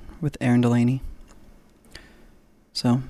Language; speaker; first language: English; non-native, local second language; Filipino